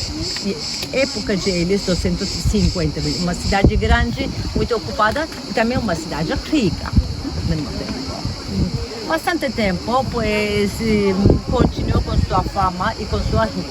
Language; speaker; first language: Portuguese; non-native, fluent; Turkish